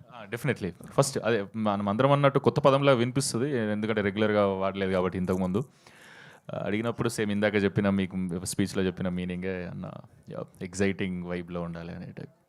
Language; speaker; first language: Telugu; native; Telugu